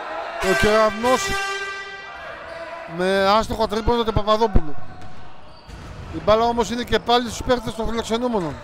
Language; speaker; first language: Greek; native; Greek